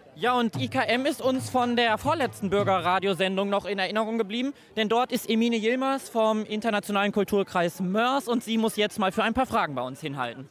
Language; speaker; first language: German; native; German